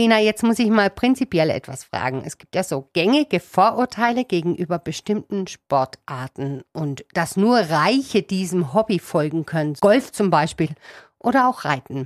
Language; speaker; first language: German; native; German